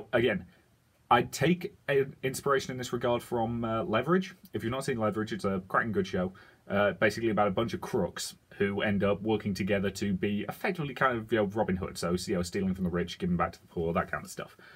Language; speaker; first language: English; native; English